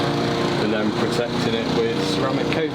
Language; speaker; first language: English; native; English